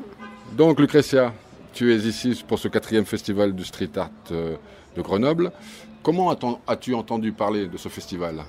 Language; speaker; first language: French; native; French